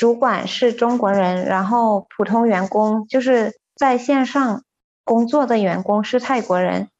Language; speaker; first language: Chinese; non-native, fluent; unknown